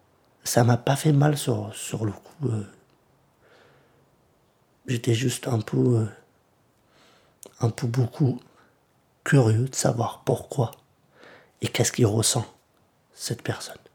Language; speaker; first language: French; early bilingual, other home language; Kurdish